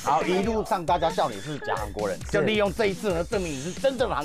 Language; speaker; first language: Chinese; native; Chinese